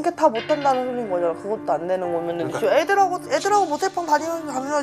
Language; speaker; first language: Korean; native; Korean